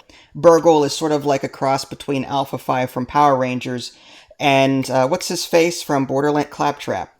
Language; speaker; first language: English; native; English